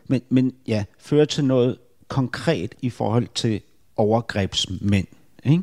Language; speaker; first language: Danish; native; Danish